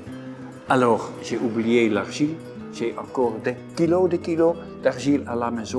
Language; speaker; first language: French; non-native, fluent; Dutch